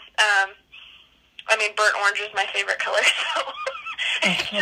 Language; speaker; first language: English; native; English